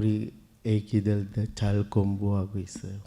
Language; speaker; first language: Korean; non-native, learner; Sinhala